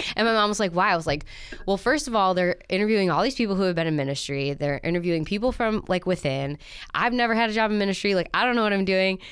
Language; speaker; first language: English; native; English